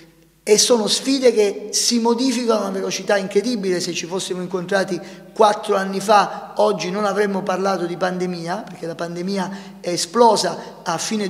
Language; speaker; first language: Italian; native; Italian